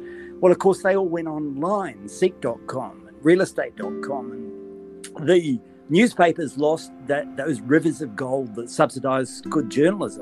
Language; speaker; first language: English; native; English